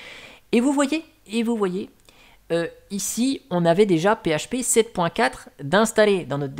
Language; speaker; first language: French; native; French